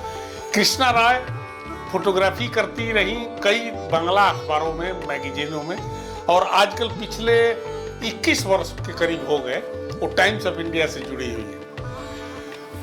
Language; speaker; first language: Hindi; native; Hindi